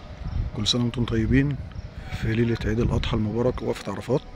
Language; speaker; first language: Arabic; native; Arabic